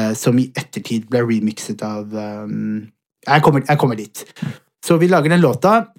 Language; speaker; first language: Norwegian; early bilingual, other home language; Somali